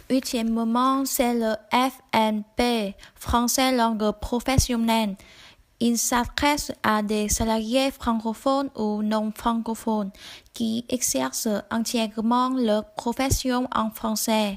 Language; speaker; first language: French; non-native, learner; Vietnamese